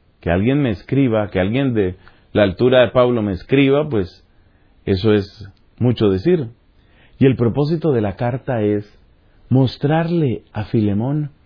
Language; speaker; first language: Spanish; native; Spanish